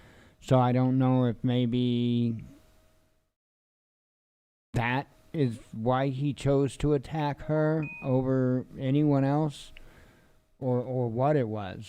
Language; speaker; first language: English; native; English